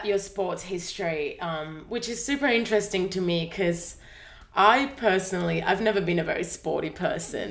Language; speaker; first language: English; non-native, fluent; Spanish